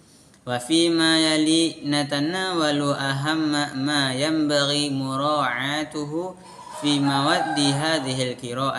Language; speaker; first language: Arabic; non-native, learner; Indonesian